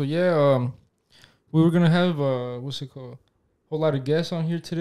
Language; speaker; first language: English; early bilingual, other home language; Spanish